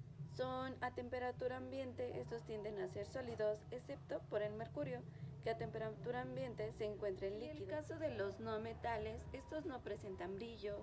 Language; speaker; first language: Spanish; native; Spanish